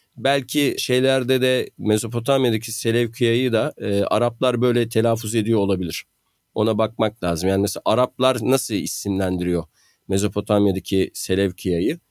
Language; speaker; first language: Turkish; native; Turkish